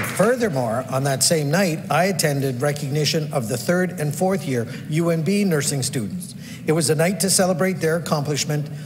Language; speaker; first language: English; native; English